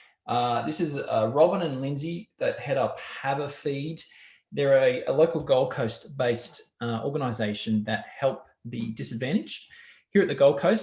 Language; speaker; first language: English; native; English